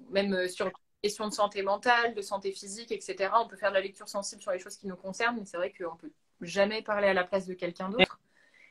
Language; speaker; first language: French; native; French